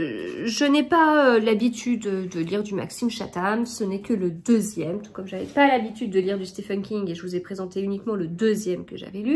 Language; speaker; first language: French; native; French